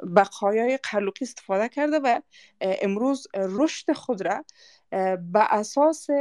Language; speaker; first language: Persian; non-native, local second language; Uzbek